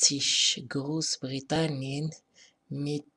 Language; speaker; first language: German; non-native, fluent; Arabic